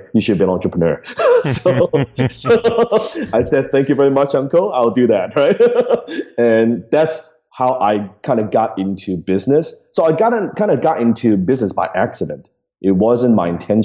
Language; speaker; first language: English; non-native, local second language; Cantonese